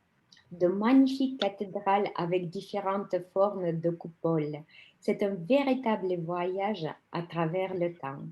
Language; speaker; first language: French; non-native, fluent; Russian